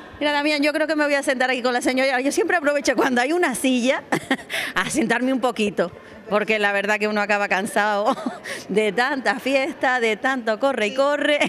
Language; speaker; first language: Spanish; native; Spanish